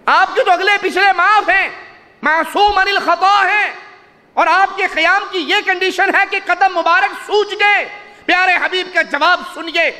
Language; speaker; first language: Urdu; non-native, local second language; Punjabi